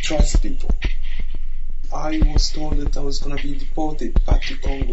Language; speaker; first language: English; non-native, fluent; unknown